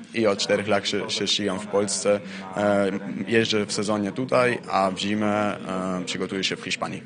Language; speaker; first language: Polish; non-native, fluent; German